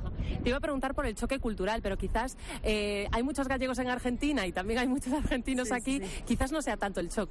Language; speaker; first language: Spanish; native; Spanish